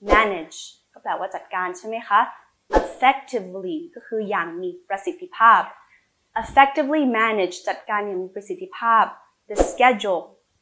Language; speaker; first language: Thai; native; Thai